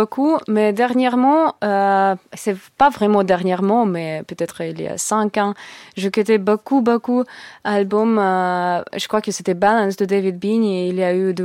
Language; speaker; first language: French; non-native, learner; Russian